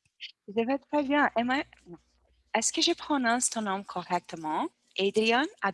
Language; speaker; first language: French; non-native, learner; Portuguese